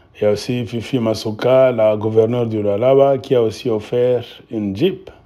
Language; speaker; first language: French; non-native, local second language; Swahili